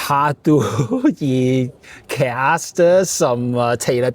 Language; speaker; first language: Danish; non-native, learner; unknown